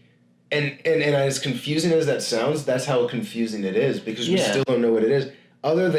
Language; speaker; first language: English; native; English